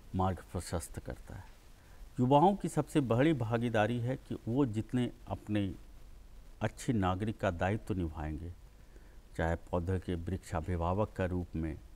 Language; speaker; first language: Hindi; native; Hindi